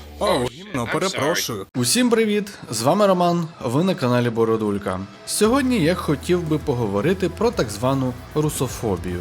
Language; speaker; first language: Ukrainian; native; Ukrainian